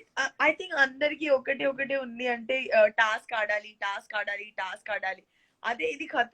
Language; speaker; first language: Telugu; non-native, learner; Gujarati